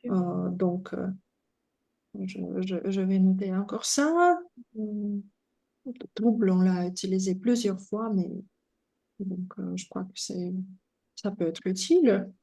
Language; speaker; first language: French; non-native, fluent; Russian